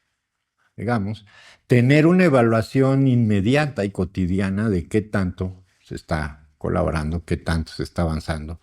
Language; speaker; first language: Spanish; native; Spanish